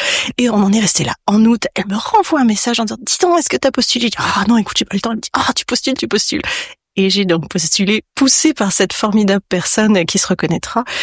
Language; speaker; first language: French; early bilingual, heritage; French